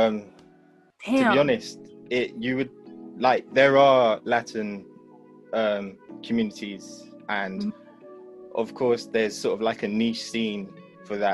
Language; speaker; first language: English; native; English